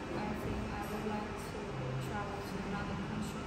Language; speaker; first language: English; non-native, learner; Vietnamese